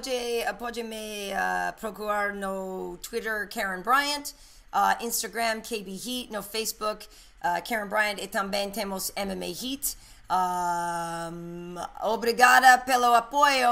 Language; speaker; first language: Portuguese; non-native, learner; English